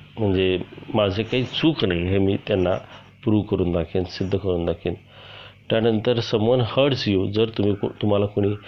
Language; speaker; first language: Marathi; native; Marathi